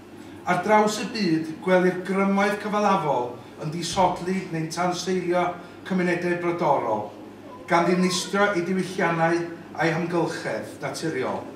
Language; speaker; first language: Welsh; native; Welsh